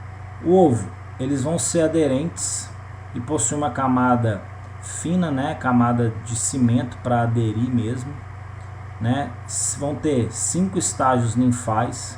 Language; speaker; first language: Portuguese; native; Portuguese